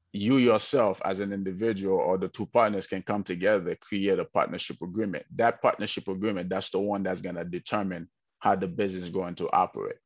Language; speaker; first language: English; early bilingual, heritage; English